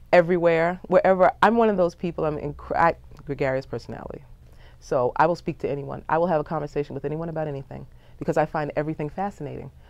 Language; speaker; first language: English; native; English